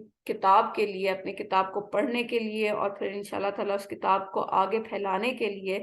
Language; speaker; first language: Urdu; native; Urdu